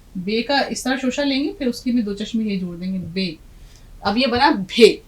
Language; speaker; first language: Urdu; native; Urdu